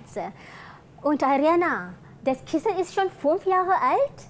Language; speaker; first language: German; non-native, fluent; Malay